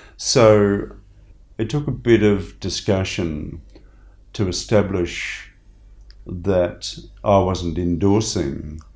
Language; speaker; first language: English; native; English